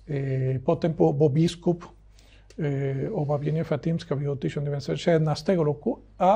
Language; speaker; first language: Polish; non-native, learner; Spanish